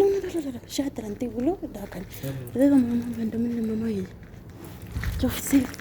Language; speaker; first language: Arabic; non-native, learner; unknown